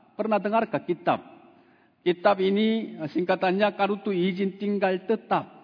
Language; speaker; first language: Indonesian; non-native, fluent; Korean